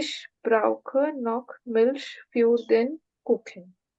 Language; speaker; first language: German; non-native, learner; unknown